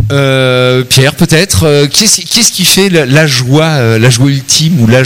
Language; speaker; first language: French; native; French